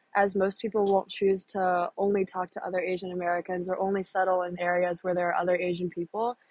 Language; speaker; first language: English; native; English